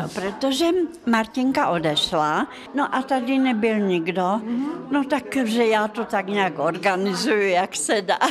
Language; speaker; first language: Czech; non-native, fluent; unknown